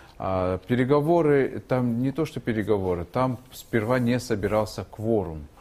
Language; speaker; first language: Russian; non-native, local second language; Kyrgyz